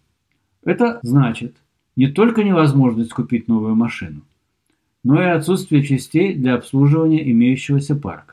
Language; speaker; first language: Russian; native; Russian